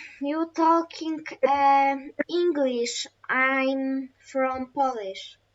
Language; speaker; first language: English; non-native, learner; Polish